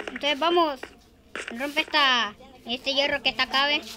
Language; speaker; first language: Spanish; native; Spanish